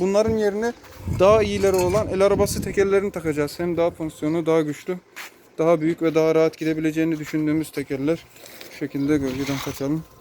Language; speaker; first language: Turkish; native; Turkish